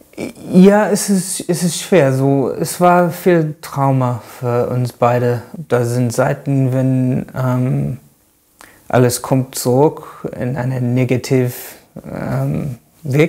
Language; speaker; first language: German; non-native, learner; English